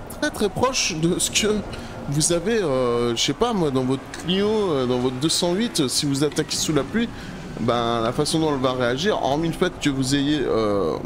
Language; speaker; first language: French; native; French